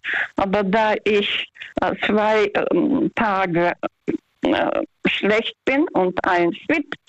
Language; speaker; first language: German; non-native, fluent; Russian